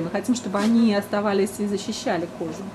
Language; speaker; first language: Russian; native; Russian